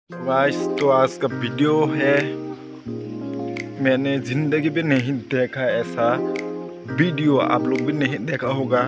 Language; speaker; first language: Hindi; non-native, local second language; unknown